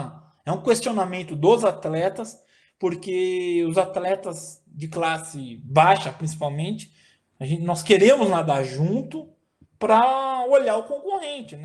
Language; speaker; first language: Portuguese; native; Portuguese